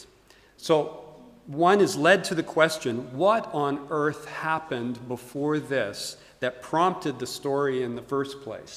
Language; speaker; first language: English; native; English